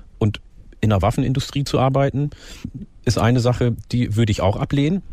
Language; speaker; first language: German; early bilingual, other home language; Oromo